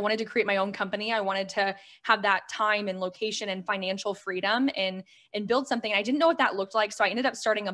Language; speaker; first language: English; native; English